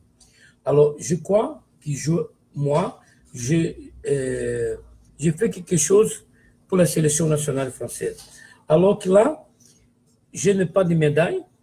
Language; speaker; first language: French; non-native, fluent; Portuguese